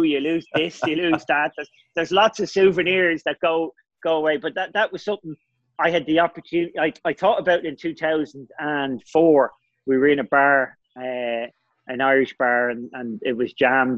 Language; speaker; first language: English; native; English